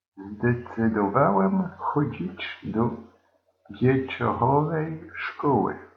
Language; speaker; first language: Polish; non-native, learner; French